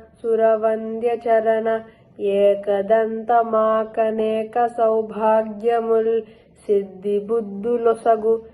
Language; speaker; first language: Telugu; early bilingual, heritage; Telugu